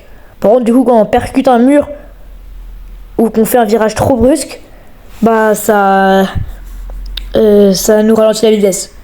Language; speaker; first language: French; native; French